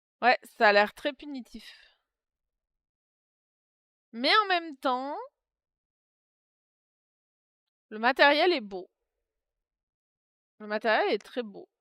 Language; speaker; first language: French; native; French